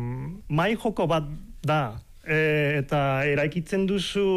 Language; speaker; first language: Basque; non-native, fluent; Cantonese